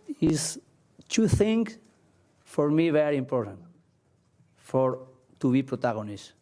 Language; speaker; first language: English; non-native, learner; Spanish